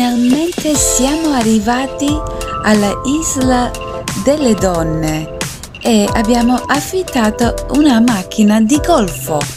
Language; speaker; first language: Italian; non-native, learner; English